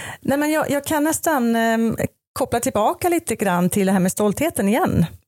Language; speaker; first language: Swedish; non-native, fluent; German